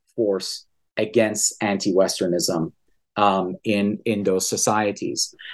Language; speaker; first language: English; early bilingual, other home language; Persian